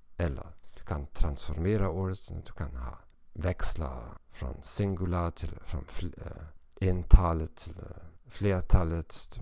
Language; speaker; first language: Swedish; non-native, fluent; German